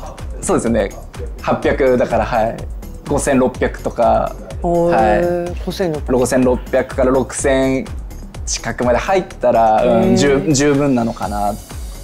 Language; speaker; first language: Japanese; native; Japanese